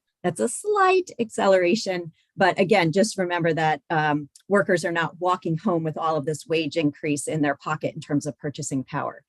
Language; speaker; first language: English; native; English